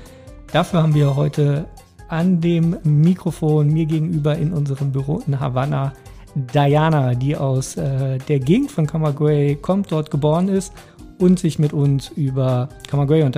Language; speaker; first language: German; native; German